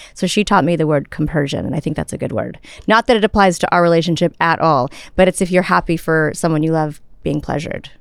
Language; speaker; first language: English; native; English